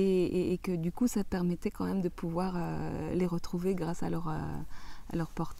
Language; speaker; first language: French; native; French